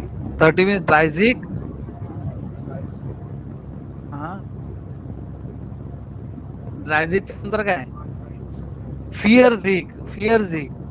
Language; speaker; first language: German; non-native, fluent; Marathi